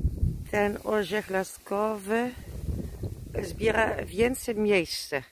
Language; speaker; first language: Polish; non-native, learner; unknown